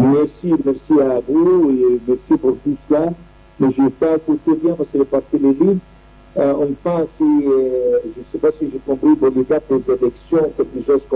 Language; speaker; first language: French; non-native, learner; Arabic